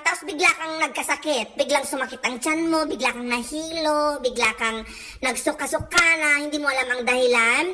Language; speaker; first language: Filipino; non-native, local second language; Iloko